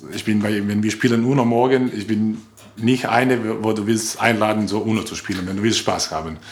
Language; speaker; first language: German; non-native, learner; Croatian